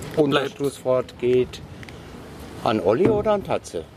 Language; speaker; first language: German; native; German